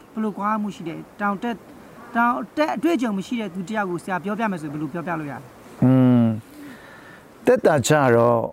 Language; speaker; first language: Burmese; native; Burmese